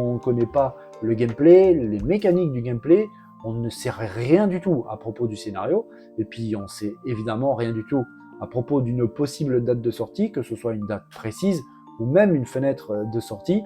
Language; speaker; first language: French; native; French